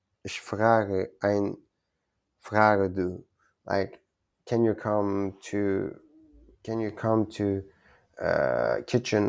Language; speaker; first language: German; non-native, learner; Kurdish